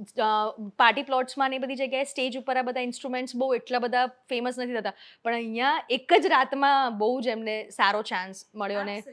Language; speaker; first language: Gujarati; native; Gujarati